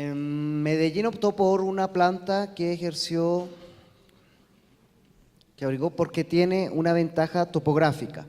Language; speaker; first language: Spanish; native; Spanish